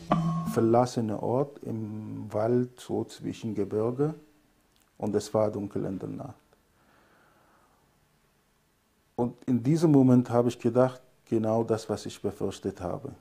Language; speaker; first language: German; non-native, fluent; Arabic